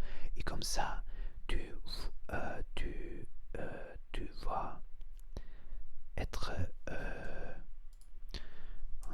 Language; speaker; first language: French; non-native, learner; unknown